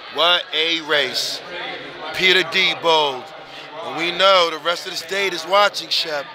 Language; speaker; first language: English; native; English